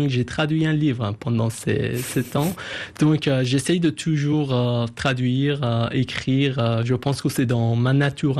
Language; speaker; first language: French; non-native, fluent; Persian